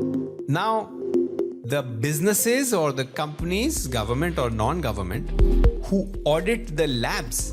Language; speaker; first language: English; non-native, local second language; Punjabi